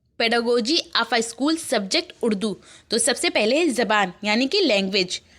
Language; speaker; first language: Urdu; native; Urdu